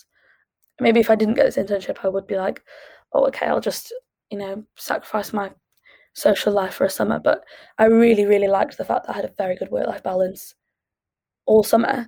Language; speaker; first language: English; native; English